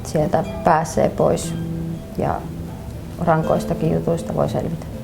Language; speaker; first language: Finnish; native; Finnish